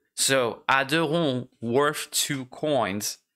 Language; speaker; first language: French; native; French